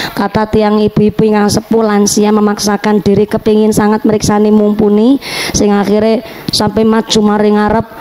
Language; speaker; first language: Indonesian; non-native, local second language; Javanese